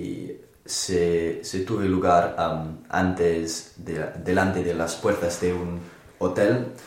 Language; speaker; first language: Spanish; non-native, learner; English